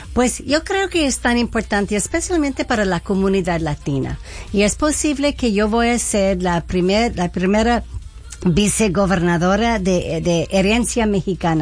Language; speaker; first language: Spanish; early bilingual, heritage; Spanish